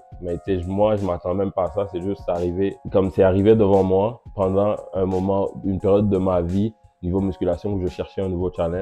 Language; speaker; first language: French; native; French